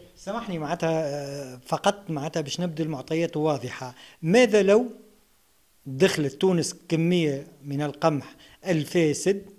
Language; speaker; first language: Arabic; native; Arabic